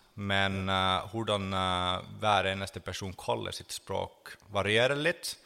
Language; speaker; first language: Norwegian; non-native, fluent; Finnish